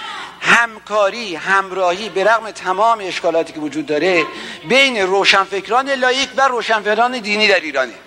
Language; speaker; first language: Persian; native; Persian